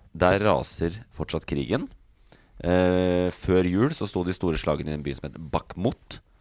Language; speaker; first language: Norwegian; native; Norwegian